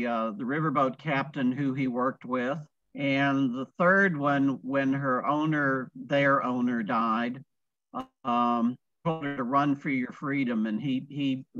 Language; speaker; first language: English; native; English